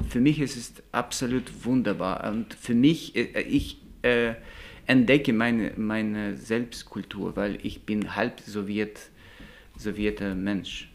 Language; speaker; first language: German; non-native, learner; Russian